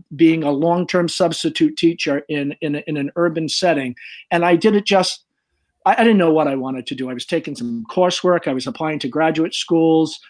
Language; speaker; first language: English; native; English